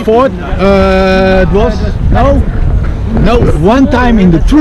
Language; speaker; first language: English; non-native, learner; Dutch